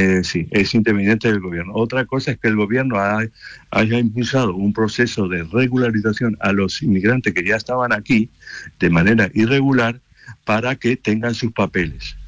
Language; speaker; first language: Spanish; native; Spanish